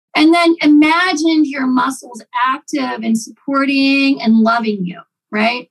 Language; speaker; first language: English; native; English